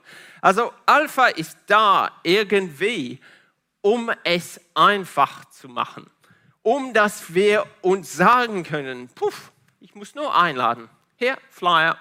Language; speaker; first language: German; non-native, fluent; Italian